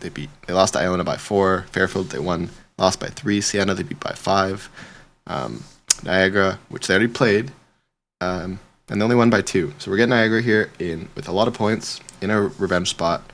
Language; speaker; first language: English; native; English